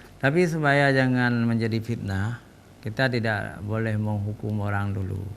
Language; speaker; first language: Malay; non-native, local second language; Achinese